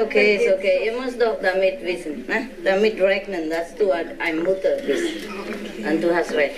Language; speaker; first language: German; non-native, learner; Vietnamese